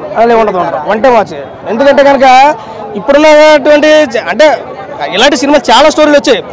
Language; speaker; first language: Telugu; native; Telugu